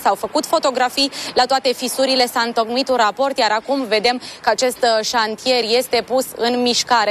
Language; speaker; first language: Romanian; native; Romanian